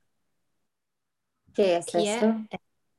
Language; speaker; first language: Spanish; non-native, learner; English